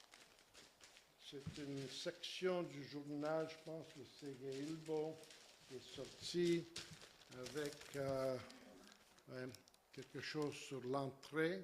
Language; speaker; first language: French; native; French